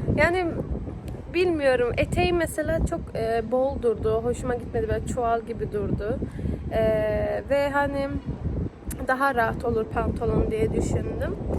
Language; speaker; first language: Turkish; early bilingual, heritage; Turkish